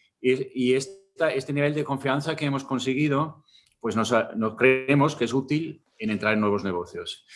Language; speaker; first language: Spanish; non-native, fluent; German